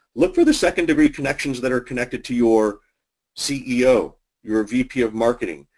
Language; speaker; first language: English; native; English